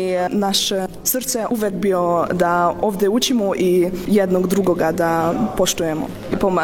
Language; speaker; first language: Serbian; non-native, learner; Hungarian